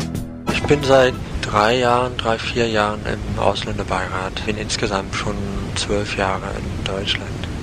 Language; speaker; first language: German; non-native, fluent; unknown